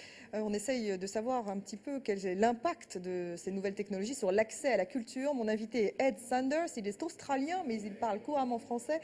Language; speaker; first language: French; native; French